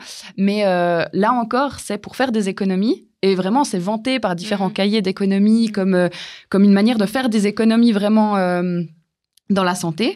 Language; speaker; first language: French; native; French